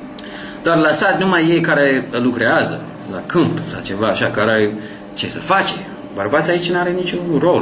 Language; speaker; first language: Romanian; non-native, learner; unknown